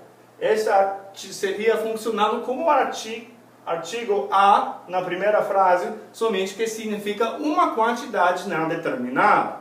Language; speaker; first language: Portuguese; non-native, fluent; English